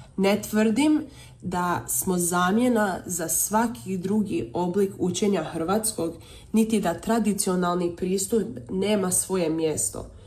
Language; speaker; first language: Serbian; early bilingual, heritage; Croatian